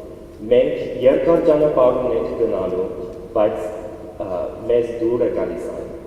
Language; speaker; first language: Armenian; non-native, learner; English